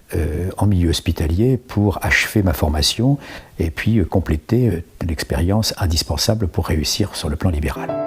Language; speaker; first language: French; native; French